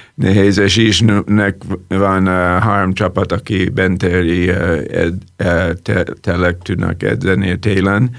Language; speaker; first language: Hungarian; non-native, learner; English